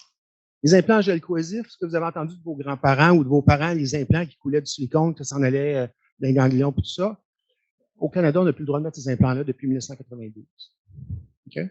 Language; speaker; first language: French; native; French